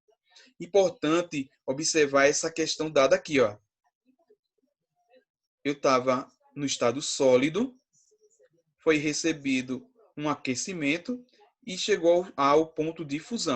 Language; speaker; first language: Portuguese; native; Portuguese